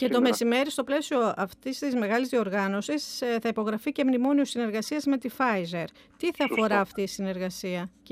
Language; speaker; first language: Greek; native; Greek